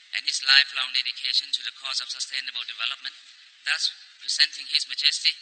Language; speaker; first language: English; non-native, fluent; Thai